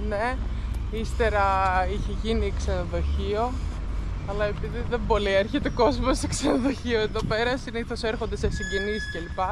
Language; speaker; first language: Greek; non-native, fluent; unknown